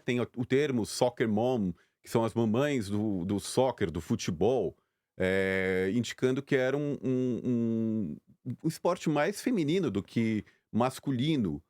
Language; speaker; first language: Portuguese; native; Portuguese